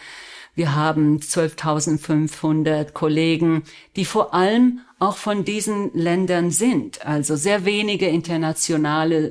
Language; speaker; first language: German; early bilingual, other home language; Spanish